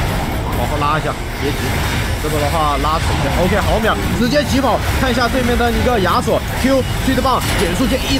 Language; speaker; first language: Chinese; native; Chinese